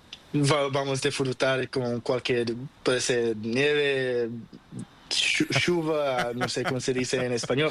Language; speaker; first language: Spanish; non-native, learner; Portuguese